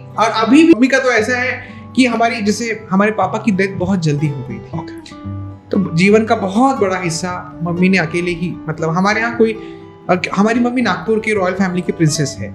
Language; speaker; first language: Hindi; non-native, local second language; Marathi